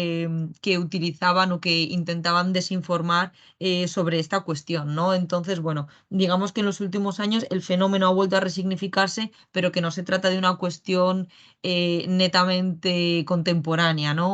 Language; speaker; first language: Spanish; native; Spanish